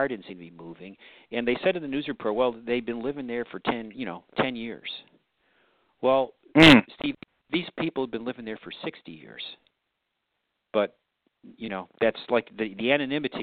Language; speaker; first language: English; native; English